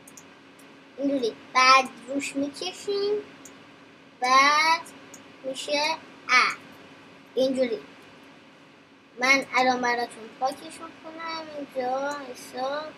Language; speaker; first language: Persian; early bilingual, heritage; Persian